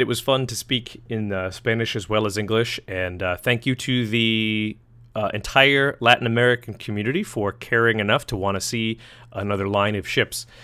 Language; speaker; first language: English; native; English